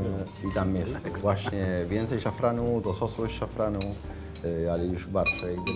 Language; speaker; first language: Polish; non-native, fluent; Spanish